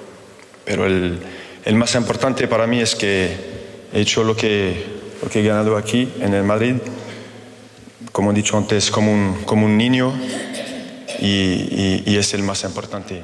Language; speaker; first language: Spanish; non-native, fluent; French